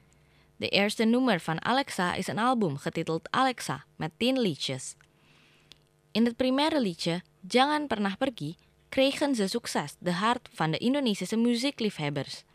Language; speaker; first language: Dutch; non-native, fluent; Indonesian